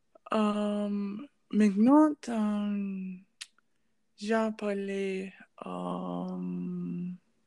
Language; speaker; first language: French; non-native, learner; English